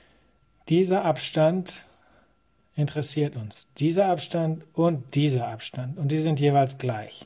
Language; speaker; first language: German; native; German